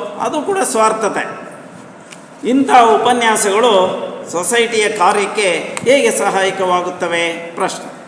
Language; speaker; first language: Kannada; non-native, local second language; Telugu